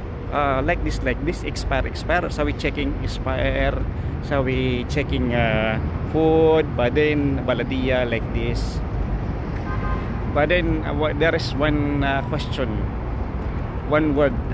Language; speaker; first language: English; non-native, learner; Filipino